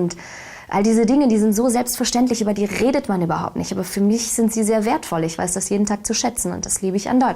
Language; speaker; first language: German; early bilingual, other home language; Turkish